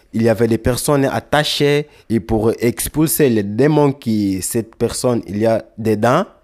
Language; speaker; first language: French; non-native, fluent; Lingala